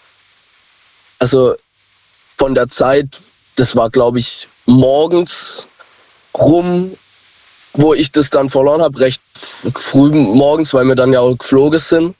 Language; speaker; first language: German; native; German